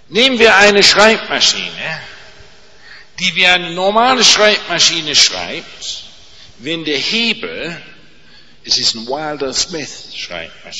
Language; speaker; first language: German; non-native, fluent; English